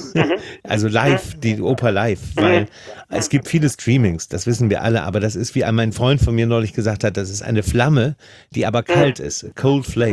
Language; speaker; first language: German; native; German